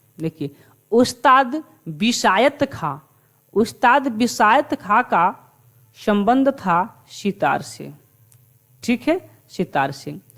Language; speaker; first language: Hindi; native; Hindi